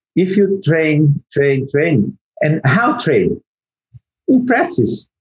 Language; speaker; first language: English; non-native, learner; Portuguese